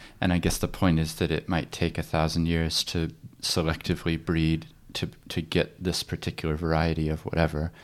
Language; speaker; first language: English; native; English